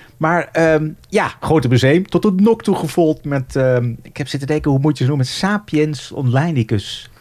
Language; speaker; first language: Dutch; native; Dutch